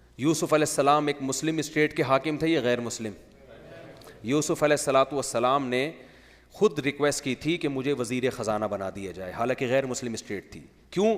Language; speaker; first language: Urdu; native; Urdu